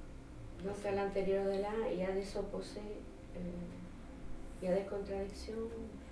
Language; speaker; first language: French; non-native, learner; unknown